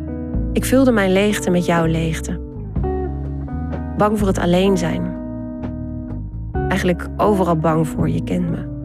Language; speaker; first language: Dutch; native; Dutch